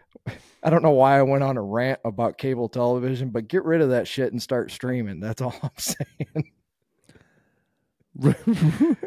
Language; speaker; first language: English; native; English